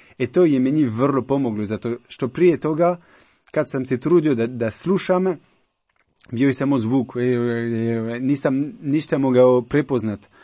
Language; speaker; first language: Croatian; non-native, learner; French